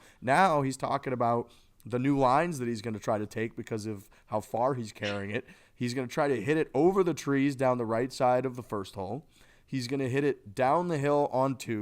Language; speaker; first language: English; native; English